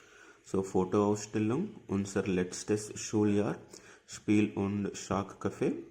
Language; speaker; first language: German; non-native, fluent; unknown